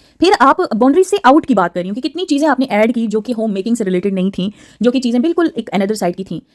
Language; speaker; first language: Urdu; native; Urdu